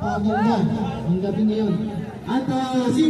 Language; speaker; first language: Filipino; native; Filipino